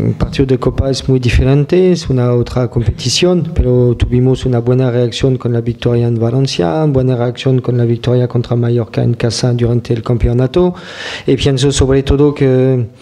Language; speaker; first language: Spanish; non-native, fluent; French